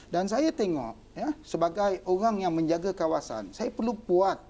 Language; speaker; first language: Malay; non-native, local second language; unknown